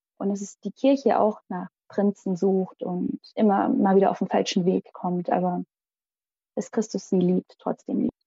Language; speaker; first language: German; early bilingual, other home language; Malayalam